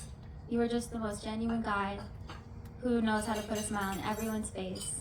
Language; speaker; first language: English; native; English